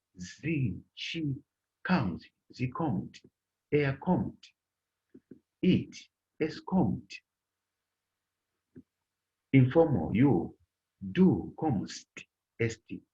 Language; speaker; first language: German; non-native, learner; Bemba